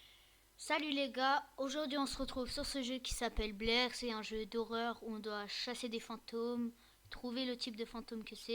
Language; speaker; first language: French; native; French